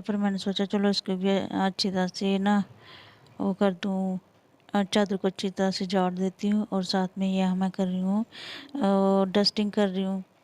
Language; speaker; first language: Hindi; non-native, local second language; Punjabi